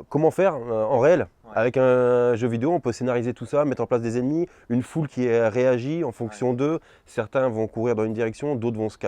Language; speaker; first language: French; native; French